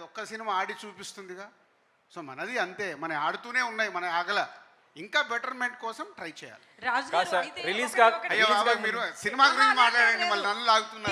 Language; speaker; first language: Telugu; native; Telugu